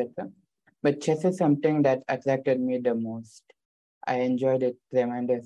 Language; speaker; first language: English; non-native, local second language; Telugu